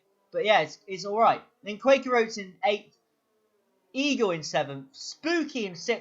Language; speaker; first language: English; native; English